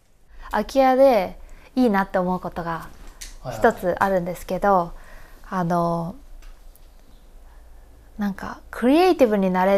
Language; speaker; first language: Japanese; native; Japanese